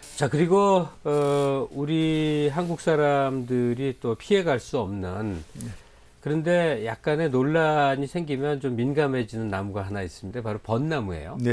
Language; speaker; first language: Korean; native; Korean